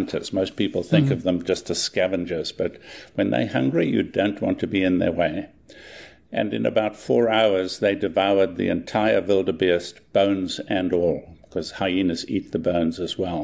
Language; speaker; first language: English; native; English